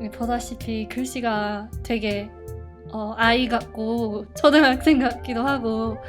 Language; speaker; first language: Korean; non-native, fluent; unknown